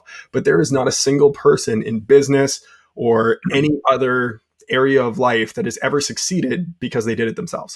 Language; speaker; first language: English; native; English